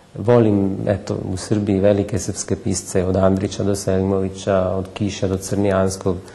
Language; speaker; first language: Serbian; non-native, fluent; Italian